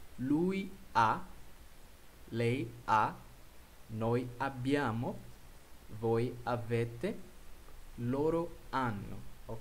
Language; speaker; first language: Italian; non-native, fluent; Portuguese